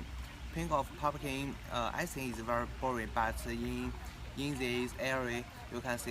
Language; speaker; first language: English; non-native, learner; Chinese